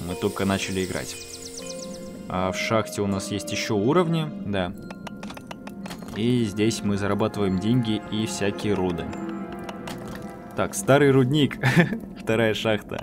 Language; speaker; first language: Russian; native; Russian